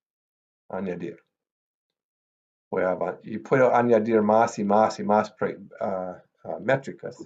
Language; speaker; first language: Spanish; non-native, fluent; English